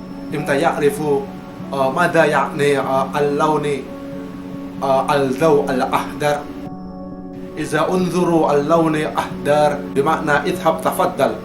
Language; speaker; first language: Arabic; non-native, learner; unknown